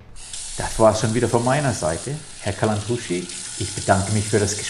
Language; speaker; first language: German; native; German